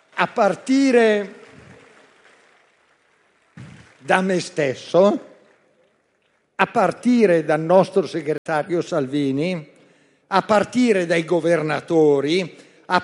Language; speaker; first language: Italian; native; Italian